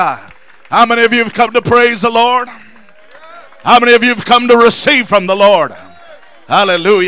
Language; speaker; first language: English; native; English